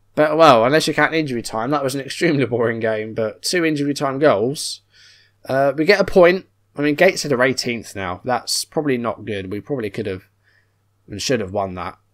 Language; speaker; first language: English; native; English